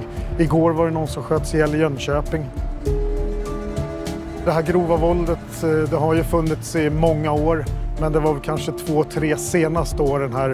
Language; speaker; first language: Swedish; native; Swedish